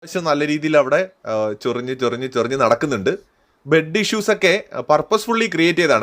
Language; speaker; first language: Malayalam; native; Malayalam